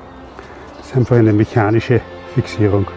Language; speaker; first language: German; native; German